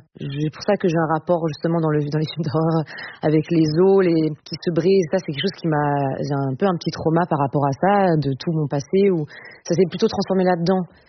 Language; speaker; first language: French; native; French